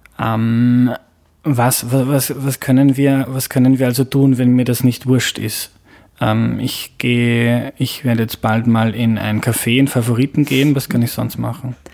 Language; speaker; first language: German; native; German